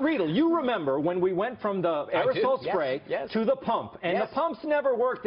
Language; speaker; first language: English; native; English